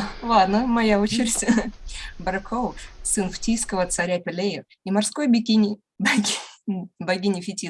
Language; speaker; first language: Russian; native; Russian